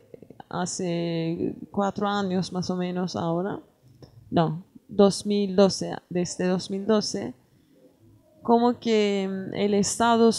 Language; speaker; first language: Spanish; non-native, learner; Kurdish